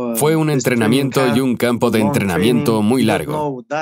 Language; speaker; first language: Spanish; non-native, fluent; Chinese